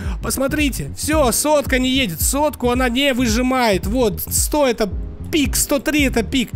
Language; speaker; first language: Russian; native; Russian